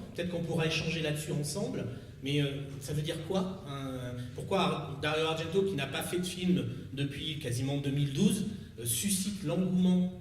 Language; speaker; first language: French; native; French